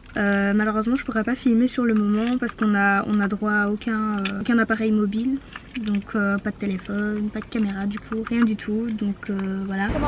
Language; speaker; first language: French; native; French